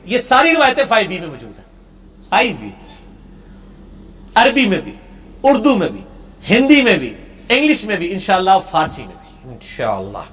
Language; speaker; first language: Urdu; non-native, local second language; Punjabi